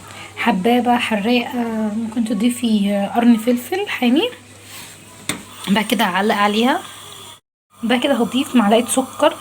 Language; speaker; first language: Arabic; native; Arabic